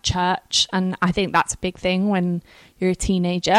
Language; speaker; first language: English; native; English